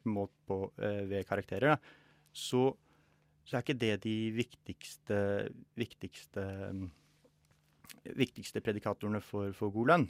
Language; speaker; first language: Norwegian; native; Norwegian